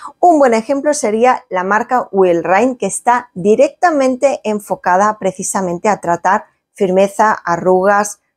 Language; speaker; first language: Spanish; native; Spanish